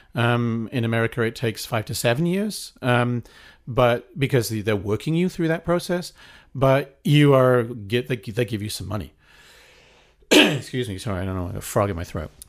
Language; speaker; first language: English; native; English